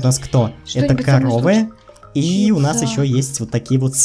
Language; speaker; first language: Russian; native; Russian